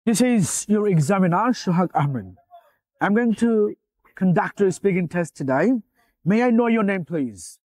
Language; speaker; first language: English; non-native, local second language; Bangla